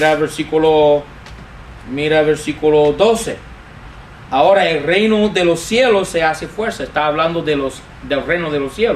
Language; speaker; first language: Spanish; non-native, fluent; English